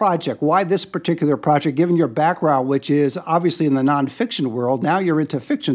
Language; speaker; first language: English; native; English